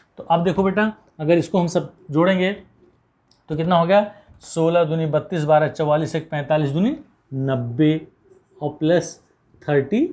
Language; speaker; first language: Hindi; native; Hindi